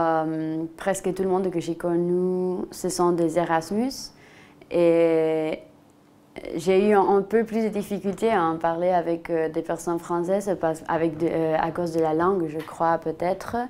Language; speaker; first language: French; non-native, fluent; Spanish